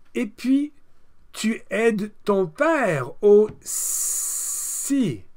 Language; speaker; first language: French; non-native, fluent; English